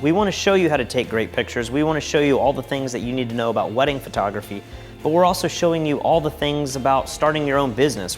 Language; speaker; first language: English; native; English